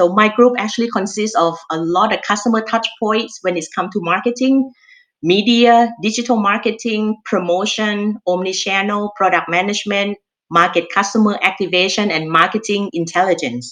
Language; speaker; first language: English; non-native, fluent; Thai